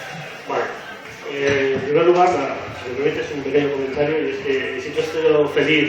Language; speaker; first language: Spanish; native; Spanish